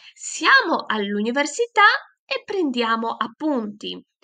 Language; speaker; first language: Italian; non-native, fluent; Polish